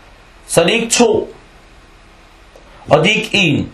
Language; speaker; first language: Danish; early bilingual, other home language; Arabic